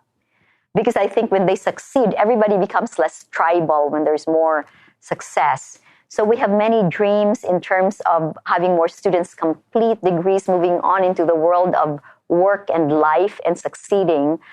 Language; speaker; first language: English; non-native, local second language; Filipino